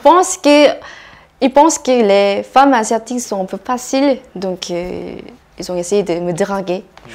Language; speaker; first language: French; non-native, fluent; Korean